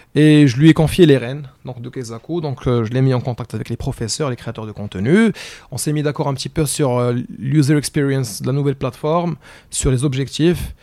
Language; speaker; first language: French; non-native, local second language; Arabic